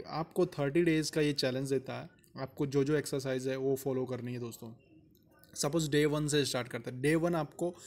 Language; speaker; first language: Hindi; native; Hindi